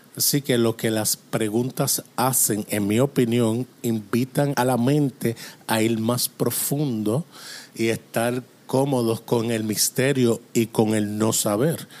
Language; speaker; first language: Spanish; non-native, fluent; English